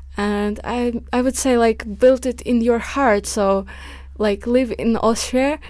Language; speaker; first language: English; early bilingual, other home language; Ukrainian